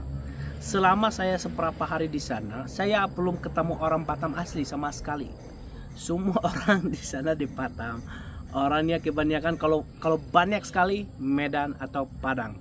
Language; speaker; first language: Indonesian; non-native, fluent; Arabic